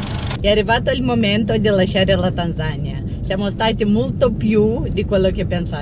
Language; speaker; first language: Italian; non-native, fluent; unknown